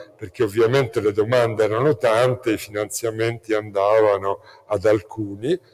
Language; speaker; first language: Italian; native; Italian